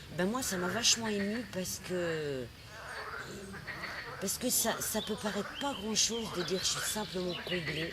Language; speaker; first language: French; native; French